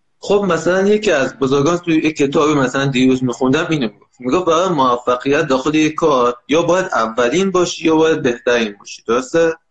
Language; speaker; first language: Persian; native; Persian